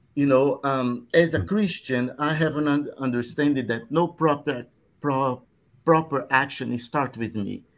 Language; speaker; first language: English; non-native, fluent; Portuguese